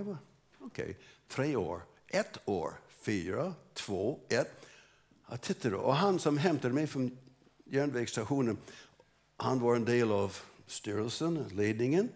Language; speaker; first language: Swedish; non-native, fluent; English